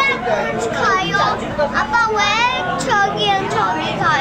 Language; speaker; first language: Korean; early bilingual, heritage; Korean